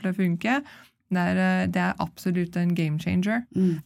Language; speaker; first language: Norwegian; non-native, fluent; English